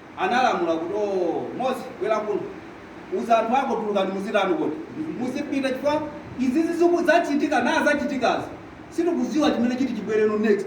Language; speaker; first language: Nyanja; non-native, local second language; Tumbuka